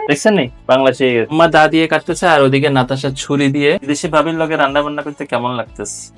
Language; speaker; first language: Bangla; native; Bangla